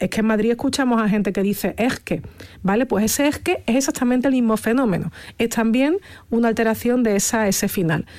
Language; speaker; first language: Spanish; native; Spanish